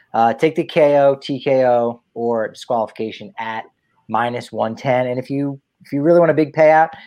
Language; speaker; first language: English; native; English